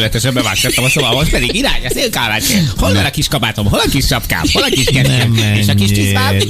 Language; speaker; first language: Hungarian; native; Hungarian